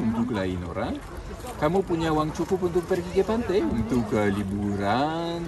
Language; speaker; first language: Indonesian; non-native, fluent; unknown